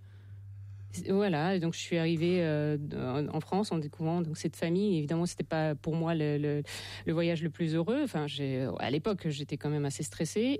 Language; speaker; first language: French; non-native, fluent; Russian